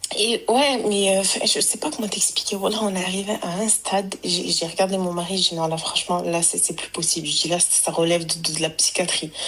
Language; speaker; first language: French; early bilingual, other home language; Arabic